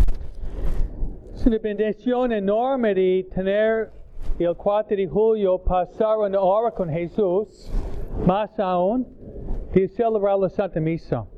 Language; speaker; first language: Spanish; non-native, fluent; English